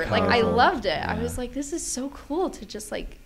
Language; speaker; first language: English; native; English